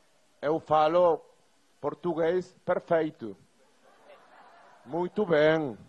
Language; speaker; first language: Portuguese; non-native, learner; Spanish